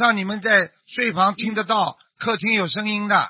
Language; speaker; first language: Chinese; native; Chinese